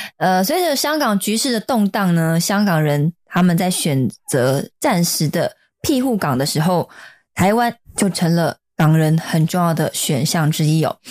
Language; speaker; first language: Chinese; native; Chinese